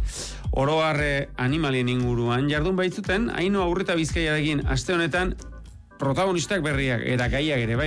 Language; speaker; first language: Basque; native; Basque